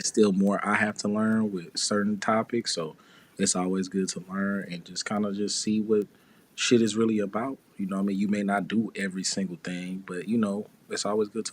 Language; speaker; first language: English; native; English